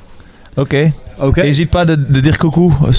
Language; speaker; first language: French; non-native, fluent; Dutch